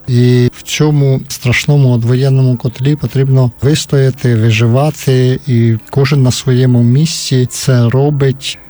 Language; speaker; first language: Ukrainian; native; Ukrainian